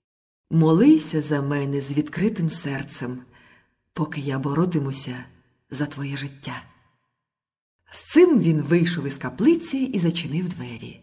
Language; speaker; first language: Ukrainian; native; Ukrainian